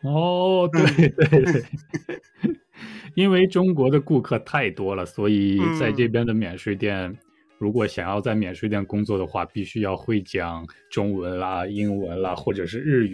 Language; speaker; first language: Chinese; native; Chinese